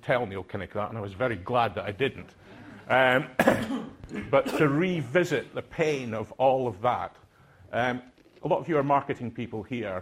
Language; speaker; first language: English; non-native, local second language; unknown